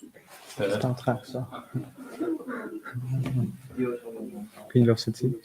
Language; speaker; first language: Dutch; native; Dutch